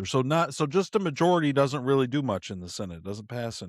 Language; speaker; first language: English; native; English